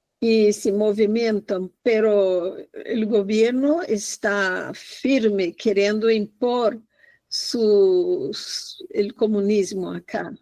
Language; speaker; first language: Spanish; non-native, fluent; Portuguese